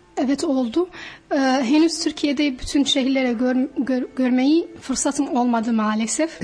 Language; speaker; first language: Turkish; non-native, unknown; Arabic